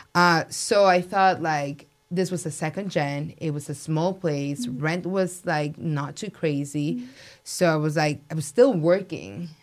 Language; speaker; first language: English; non-native, fluent; Spanish